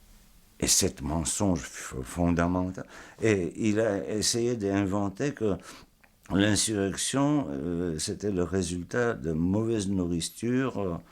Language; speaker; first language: French; non-native, fluent; Georgian